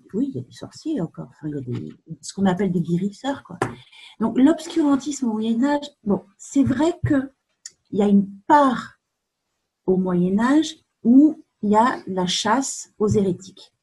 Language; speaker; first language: French; native; French